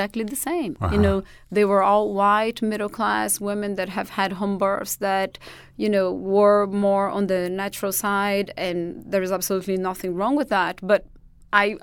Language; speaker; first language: English; non-native, fluent; Portuguese